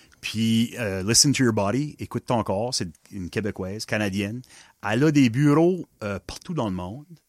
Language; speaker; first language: French; non-native, local second language; English